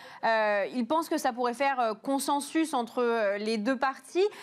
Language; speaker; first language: French; native; French